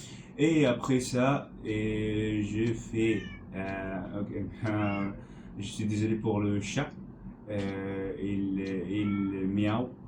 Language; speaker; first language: French; non-native, learner; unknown